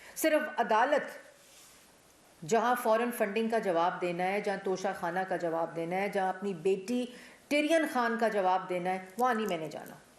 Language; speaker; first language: Urdu; native; Urdu